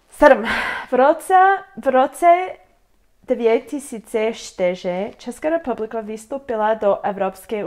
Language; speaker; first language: Czech; non-native, learner; English